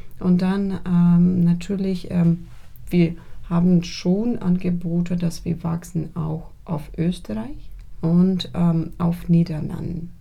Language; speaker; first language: German; non-native, fluent; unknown